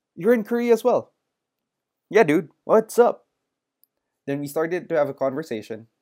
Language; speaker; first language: English; non-native, local second language; Filipino